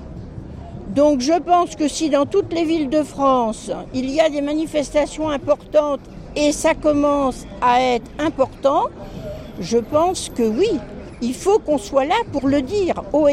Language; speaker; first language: French; native; French